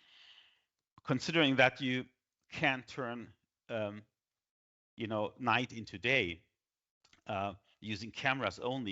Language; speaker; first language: English; non-native, fluent; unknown